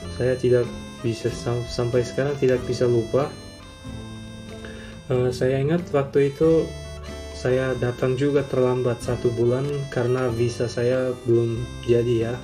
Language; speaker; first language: Indonesian; non-native, fluent; Turkmen